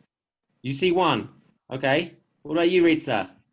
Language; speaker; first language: English; non-native, fluent; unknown